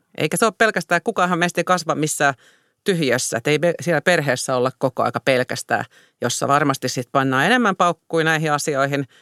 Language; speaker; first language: Finnish; native; Finnish